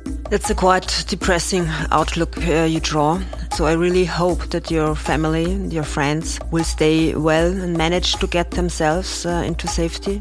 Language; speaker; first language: English; non-native, fluent; German